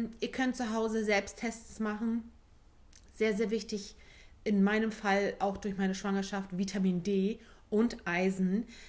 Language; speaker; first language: German; early bilingual, other home language; Turkish